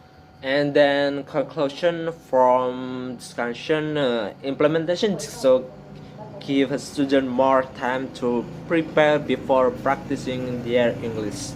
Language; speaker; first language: English; non-native, learner; Indonesian